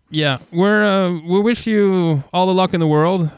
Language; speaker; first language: English; non-native, fluent; Norwegian